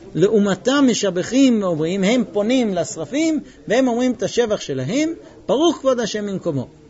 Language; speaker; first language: Hebrew; non-native, fluent; English